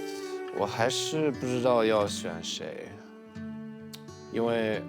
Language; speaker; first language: Chinese; non-native, learner; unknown